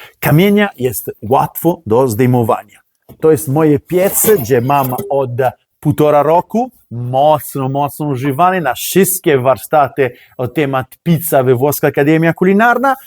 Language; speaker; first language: Polish; non-native, learner; Italian